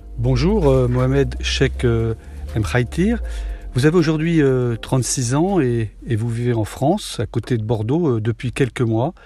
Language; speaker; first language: French; native; French